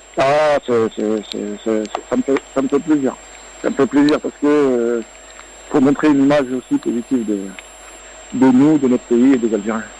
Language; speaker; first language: French; early bilingual, other home language; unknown